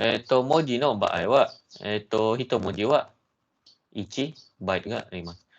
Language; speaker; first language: Japanese; non-native, fluent; Malay